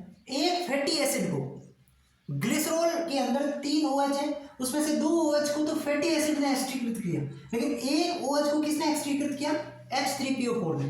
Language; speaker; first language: Hindi; native; Hindi